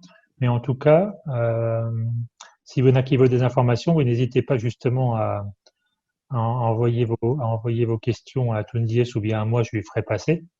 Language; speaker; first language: French; native; French